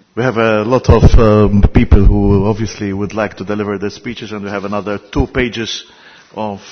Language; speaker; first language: English; non-native, fluent; Maltese